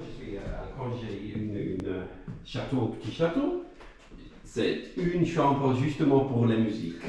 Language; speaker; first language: French; non-native, learner; Dutch